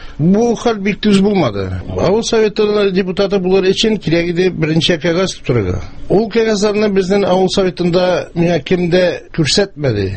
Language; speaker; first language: Tatar; native; Tatar